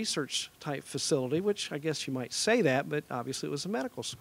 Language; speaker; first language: English; native; English